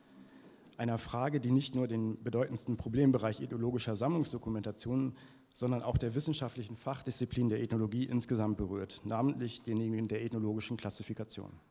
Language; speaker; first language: German; native; German